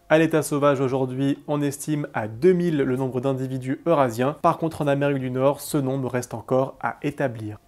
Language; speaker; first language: French; native; French